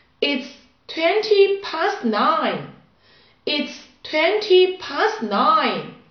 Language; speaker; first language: English; non-native, learner; Chinese